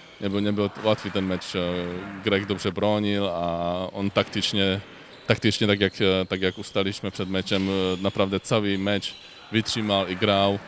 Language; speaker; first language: Polish; non-native, fluent; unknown